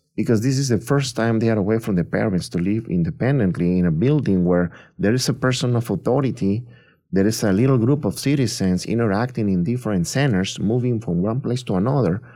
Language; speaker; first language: English; non-native, fluent; Spanish